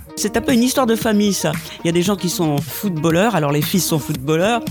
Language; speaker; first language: French; native; French